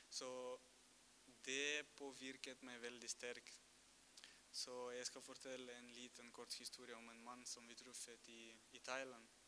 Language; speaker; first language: Norwegian; non-native, fluent; Russian